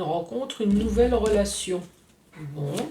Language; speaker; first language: French; native; French